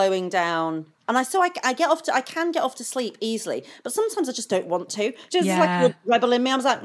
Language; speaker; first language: English; native; English